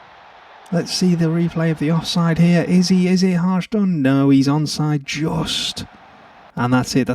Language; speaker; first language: English; native; English